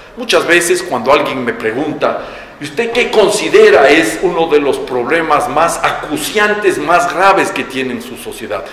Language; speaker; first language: Spanish; native; Spanish